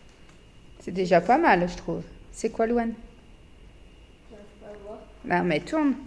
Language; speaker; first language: French; native; French